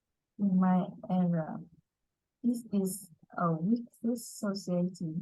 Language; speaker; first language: English; non-native, learner; Vietnamese